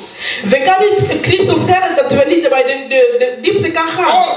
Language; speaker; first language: Dutch; non-native, learner; Lingala